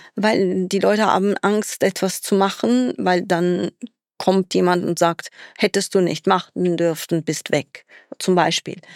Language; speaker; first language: German; non-native, fluent; Italian